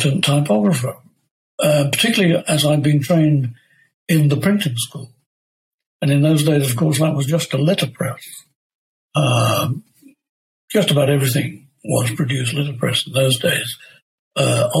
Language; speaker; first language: English; native; English